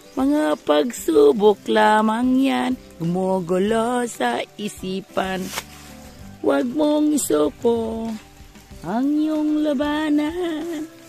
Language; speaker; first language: Filipino; non-native, local second language; Cebuano